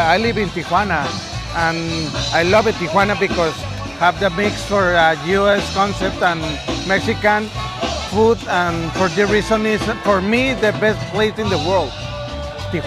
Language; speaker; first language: English; non-native, learner; Spanish